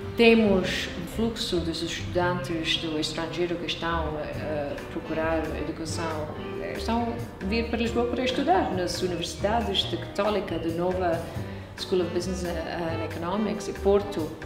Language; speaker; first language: Portuguese; non-native, fluent; English